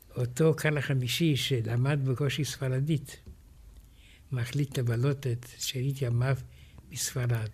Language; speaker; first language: Hebrew; non-native, fluent; Romanian